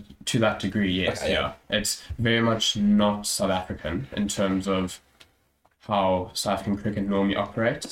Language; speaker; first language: English; native; English